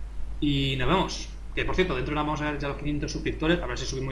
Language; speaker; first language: Spanish; native; Spanish